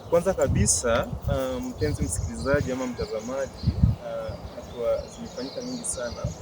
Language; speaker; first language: Swahili; non-native, local second language; Luyia